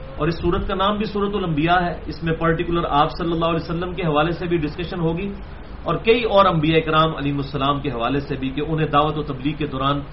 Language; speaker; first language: Urdu; non-native, local second language; Punjabi